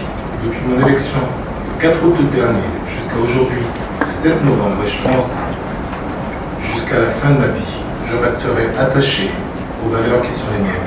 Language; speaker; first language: French; native; French